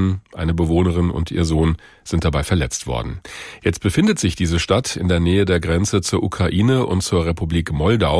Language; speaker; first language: German; native; German